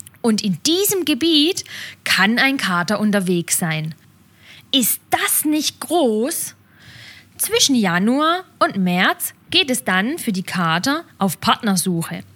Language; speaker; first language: German; native; German